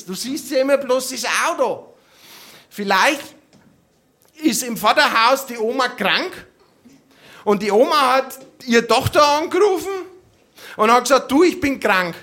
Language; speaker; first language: German; native; German